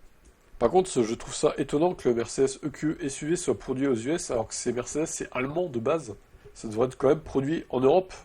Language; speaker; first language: French; native; French